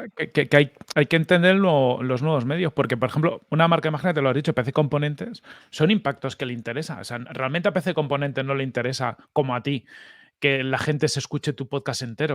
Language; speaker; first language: Spanish; native; Spanish